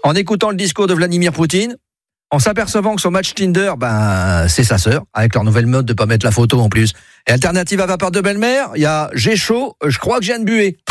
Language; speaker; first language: French; native; French